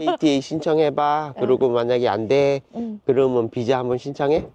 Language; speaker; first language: Korean; native; Korean